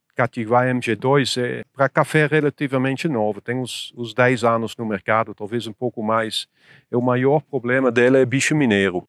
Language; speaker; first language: Portuguese; non-native, fluent; Dutch